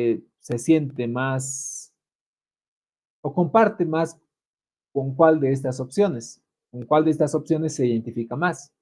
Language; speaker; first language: Spanish; native; Spanish